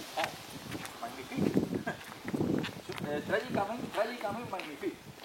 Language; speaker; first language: French; non-native, learner; Spanish